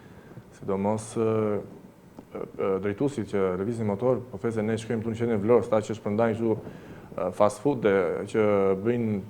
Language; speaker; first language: Albanian; native; Albanian